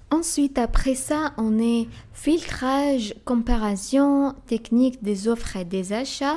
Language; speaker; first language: French; non-native, fluent; Arabic